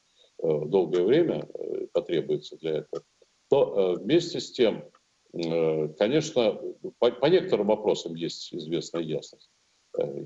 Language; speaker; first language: Russian; native; Russian